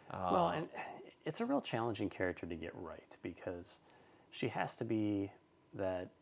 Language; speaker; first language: English; native; English